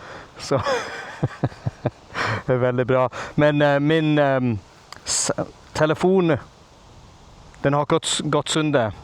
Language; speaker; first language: Swedish; non-native, learner; English